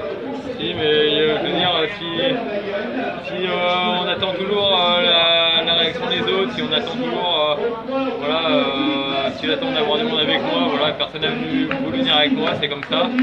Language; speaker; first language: French; native; French